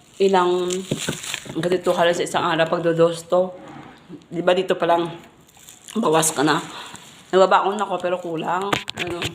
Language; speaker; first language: Filipino; non-native, local second language; Cebuano